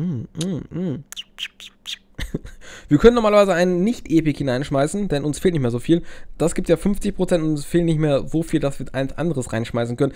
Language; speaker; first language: German; native; German